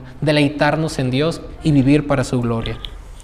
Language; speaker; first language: Spanish; native; Spanish